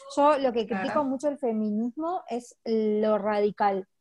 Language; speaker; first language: Spanish; native; Spanish